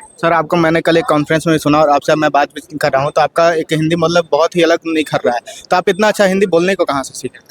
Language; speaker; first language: Hindi; native; Hindi